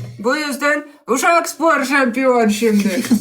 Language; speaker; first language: Turkish; non-native, learner; Russian